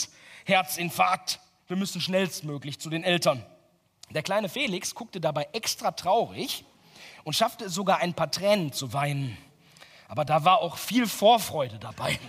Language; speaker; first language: German; native; German